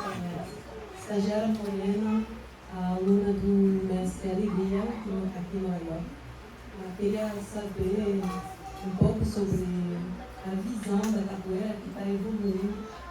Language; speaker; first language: Portuguese; non-native, fluent; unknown